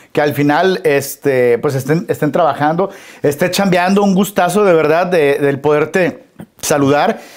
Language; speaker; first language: Spanish; native; Spanish